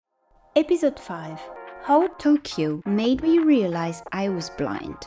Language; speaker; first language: English; non-native, fluent; French